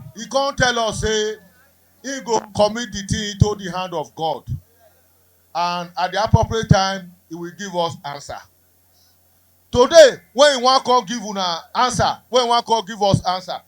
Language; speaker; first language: Nigerian Pidgin; non-native, local second language; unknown